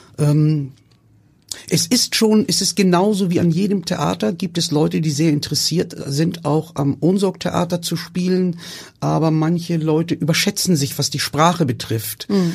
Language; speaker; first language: German; early bilingual, other home language; Turkish